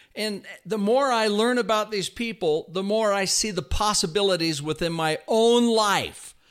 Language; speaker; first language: English; native; English